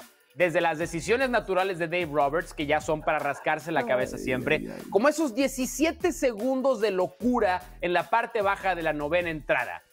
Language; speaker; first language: Spanish; native; Spanish